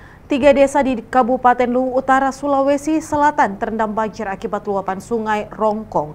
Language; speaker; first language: Indonesian; native; Indonesian